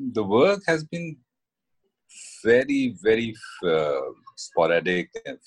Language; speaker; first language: English; non-native, local second language; Hindi